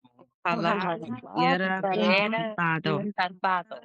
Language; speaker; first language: Spanish; non-native, learner; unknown